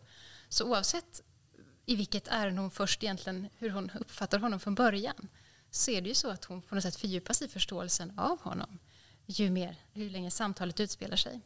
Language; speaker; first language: Swedish; native; Swedish